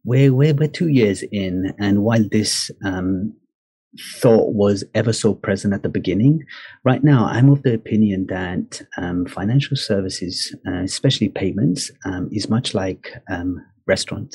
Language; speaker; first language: English; native; English